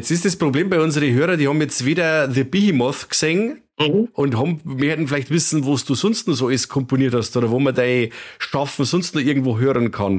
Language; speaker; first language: German; native; German